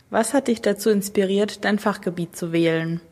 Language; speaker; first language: German; native; German